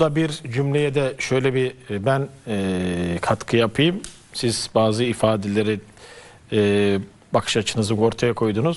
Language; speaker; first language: Turkish; native; Turkish